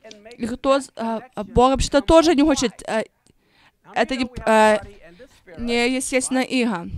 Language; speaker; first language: Russian; non-native, fluent; English